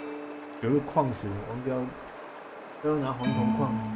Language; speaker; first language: Chinese; native; Chinese